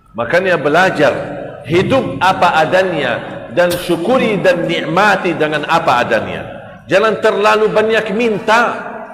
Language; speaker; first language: Malay; non-native, fluent; Arabic